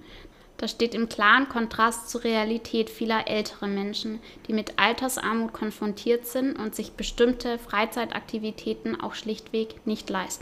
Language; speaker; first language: German; native; German